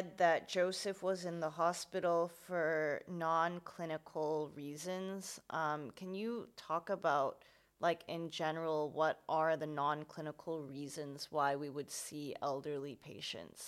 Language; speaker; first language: English; non-native, local second language; Cantonese